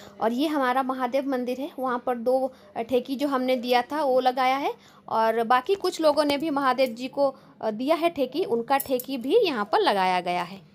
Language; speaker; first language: Hindi; non-native, local second language; Bangla